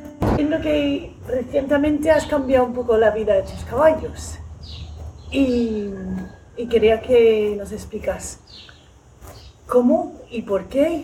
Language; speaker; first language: Spanish; non-native, fluent; English